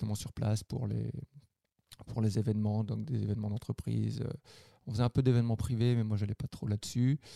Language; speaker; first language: French; native; French